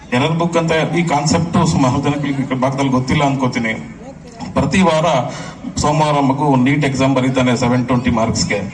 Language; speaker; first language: Kannada; native; Kannada